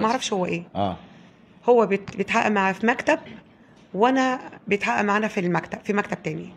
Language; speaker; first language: Arabic; native; Arabic